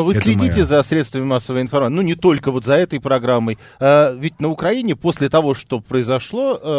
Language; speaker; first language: Russian; native; Russian